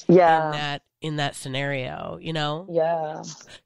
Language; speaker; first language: English; native; English